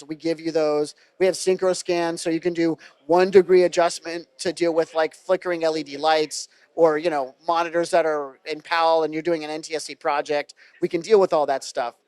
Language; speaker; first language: English; native; English